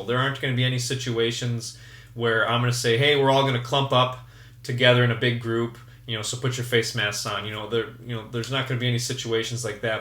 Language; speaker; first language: English; native; English